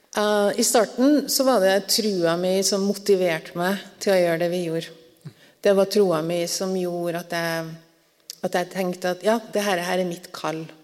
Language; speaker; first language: Norwegian; native; Norwegian